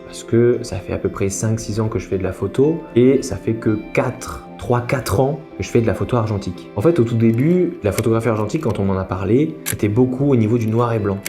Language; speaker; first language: French; native; French